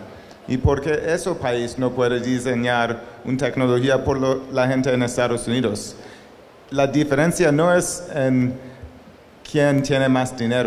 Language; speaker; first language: Spanish; non-native, learner; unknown